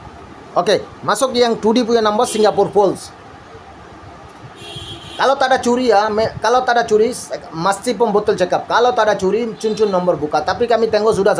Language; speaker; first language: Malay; non-native, learner; Bangla